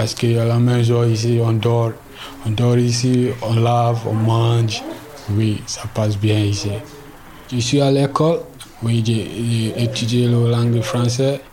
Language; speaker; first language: French; non-native, learner; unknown